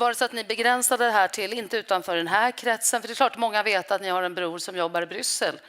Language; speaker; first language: Swedish; native; Swedish